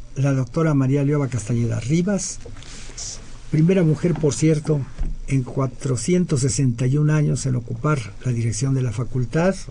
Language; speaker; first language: Spanish; native; Spanish